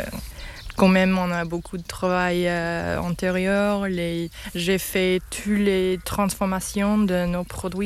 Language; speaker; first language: French; non-native, learner; English